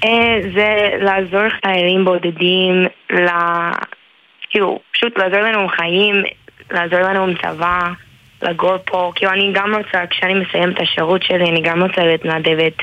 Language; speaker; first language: Hebrew; non-native, learner; English